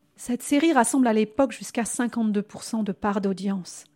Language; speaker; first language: French; native; French